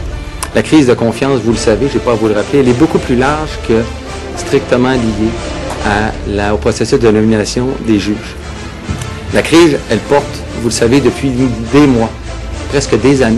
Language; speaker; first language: French; native; French